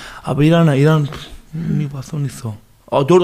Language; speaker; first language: German; non-native, learner; Baluchi